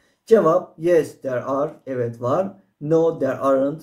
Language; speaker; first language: English; non-native, fluent; Turkish